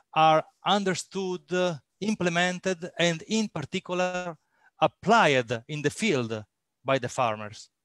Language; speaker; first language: English; non-native, fluent; Italian